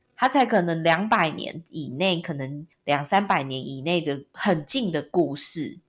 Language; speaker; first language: Chinese; non-native, local second language; Min Nan Chinese